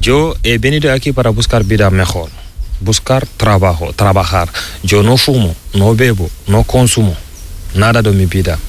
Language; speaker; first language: Spanish; non-native, learner; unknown